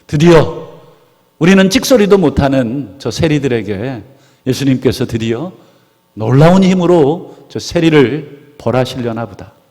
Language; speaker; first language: Korean; native; Korean